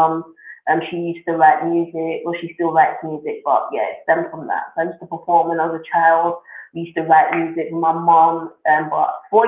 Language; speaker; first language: English; native; English